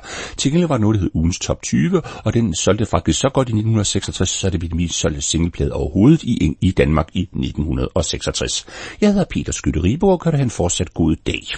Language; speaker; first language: Danish; native; Danish